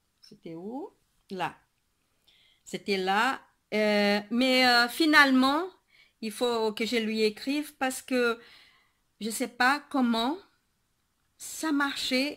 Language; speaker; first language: French; non-native, fluent; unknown